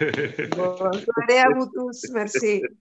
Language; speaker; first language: French; non-native, fluent; Italian